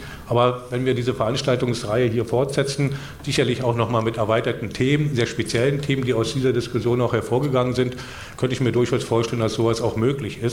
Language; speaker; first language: German; native; German